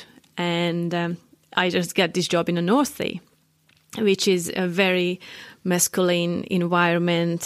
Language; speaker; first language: English; non-native, fluent; Hungarian